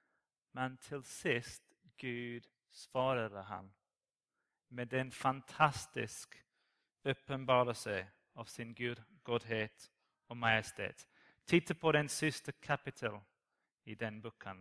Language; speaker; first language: Swedish; non-native, learner; English